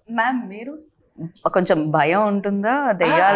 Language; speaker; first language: Telugu; native; Telugu